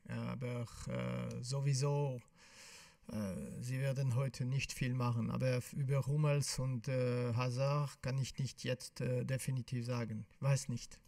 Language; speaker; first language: German; non-native, fluent; French